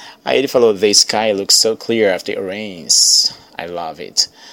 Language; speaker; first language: English; non-native, fluent; Portuguese